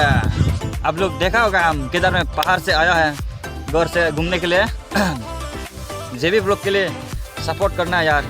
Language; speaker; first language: Hindi; non-native, local second language; Bodo